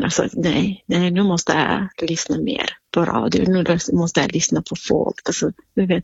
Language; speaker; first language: Swedish; non-native, fluent; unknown